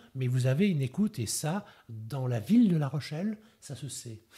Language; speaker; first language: French; native; French